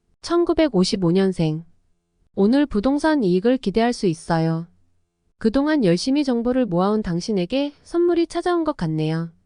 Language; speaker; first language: Korean; native; Korean